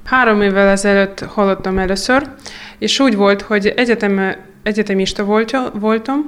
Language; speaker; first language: Hungarian; non-native, fluent; Russian